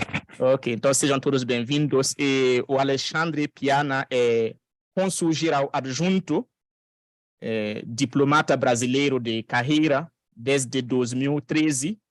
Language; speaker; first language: Portuguese; non-native, fluent; French